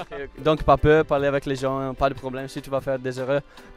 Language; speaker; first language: French; non-native, fluent; Italian